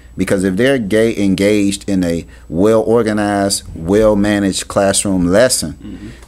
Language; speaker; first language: English; native; English